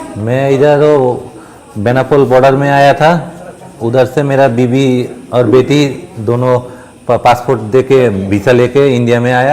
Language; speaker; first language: Hindi; non-native, learner; Bangla